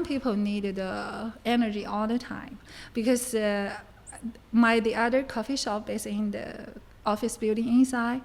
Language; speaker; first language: English; non-native, learner; Chinese